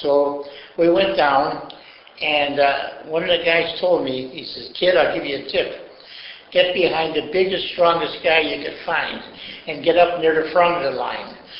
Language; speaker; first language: English; native; English